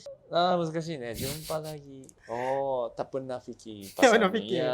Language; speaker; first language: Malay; non-native, fluent; Japanese